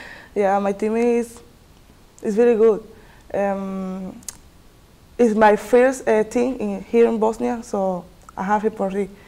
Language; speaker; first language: English; non-native, learner; Spanish